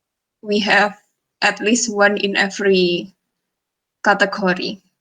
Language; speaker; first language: English; non-native, fluent; Indonesian